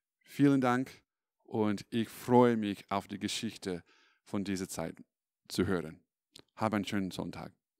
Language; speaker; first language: German; non-native, fluent; English